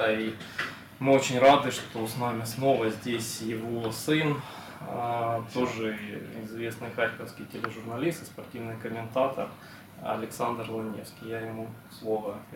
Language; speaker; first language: Russian; native; Russian